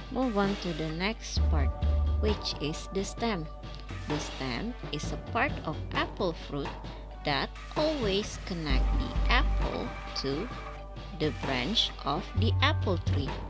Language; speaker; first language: English; non-native, fluent; Indonesian